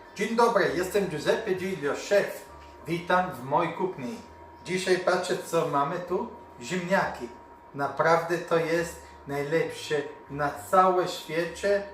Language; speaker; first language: Polish; non-native, learner; Italian